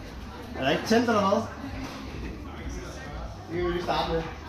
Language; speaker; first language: Danish; native; Danish